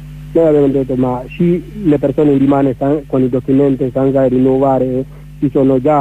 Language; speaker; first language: Italian; non-native, learner; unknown